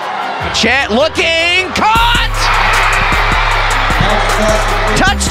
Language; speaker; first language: English; native; English